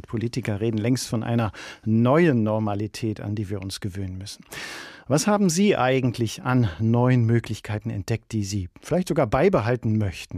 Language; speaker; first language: German; native; German